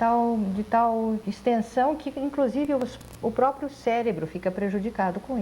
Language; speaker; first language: Portuguese; native; Portuguese